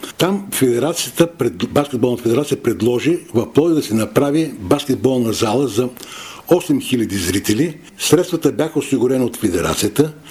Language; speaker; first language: Bulgarian; native; Bulgarian